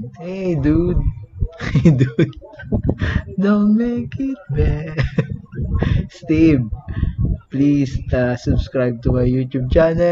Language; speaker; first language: English; non-native, learner; Filipino